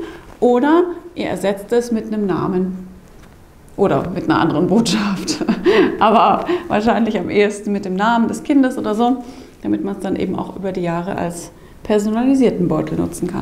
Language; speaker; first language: German; native; German